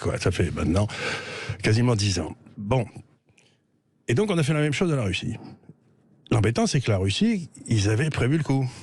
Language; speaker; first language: French; native; French